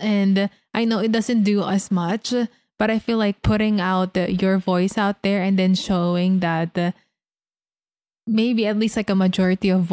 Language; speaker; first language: English; non-native, local second language; Filipino